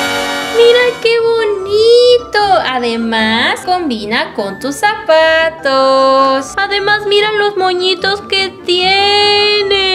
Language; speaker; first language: Spanish; native; Spanish